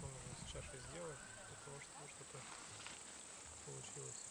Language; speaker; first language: Russian; native; Russian